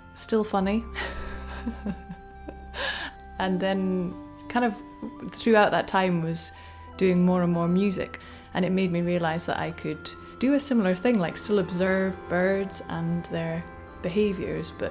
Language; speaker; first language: English; native; English